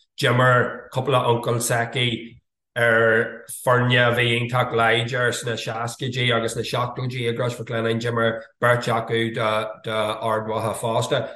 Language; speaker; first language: Irish; non-native, fluent; English